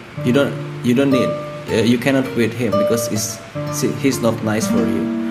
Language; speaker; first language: English; non-native, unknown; Indonesian